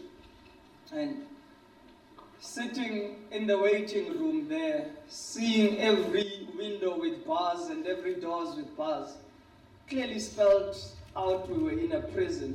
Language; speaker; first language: English; non-native, local second language; Xhosa